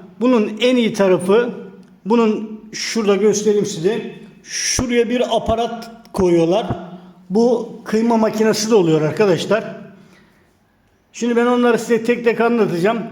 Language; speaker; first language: Turkish; native; Turkish